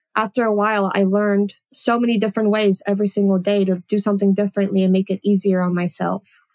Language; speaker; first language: English; early bilingual, other home language; Polish